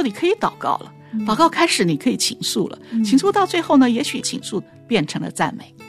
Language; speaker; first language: Chinese; native; Chinese